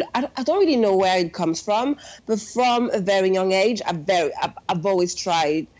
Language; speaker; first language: English; non-native, fluent; French